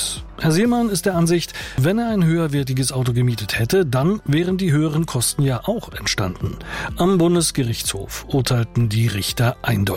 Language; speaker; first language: German; native; German